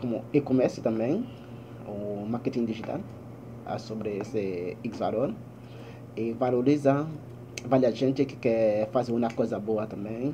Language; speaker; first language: Portuguese; non-native, learner; Haitian Creole